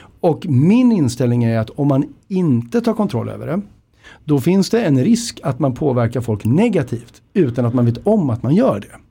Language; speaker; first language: Swedish; native; Swedish